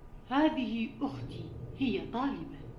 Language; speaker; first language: Arabic; non-native, learner; Indonesian